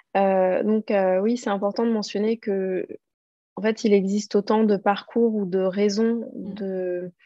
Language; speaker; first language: French; native; French